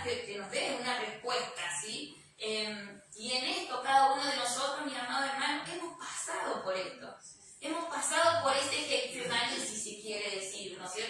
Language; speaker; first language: Spanish; native; Spanish